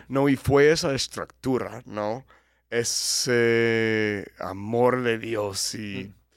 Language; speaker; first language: Spanish; non-native, fluent; English